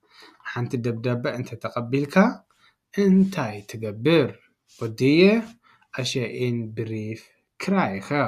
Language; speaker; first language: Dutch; non-native, learner; Tigrinya